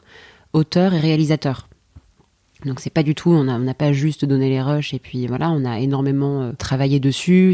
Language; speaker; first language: French; native; French